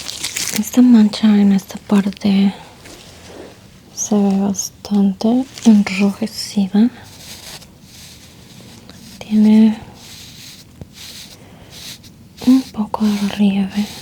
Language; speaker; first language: Spanish; early bilingual, heritage; Spanish